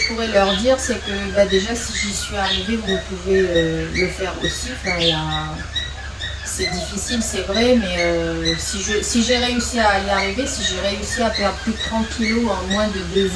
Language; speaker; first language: French; native; French